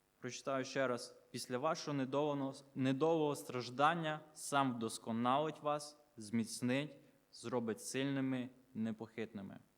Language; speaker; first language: Ukrainian; native; Ukrainian